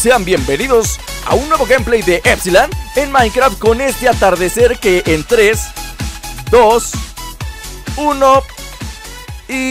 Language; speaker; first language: Spanish; native; Spanish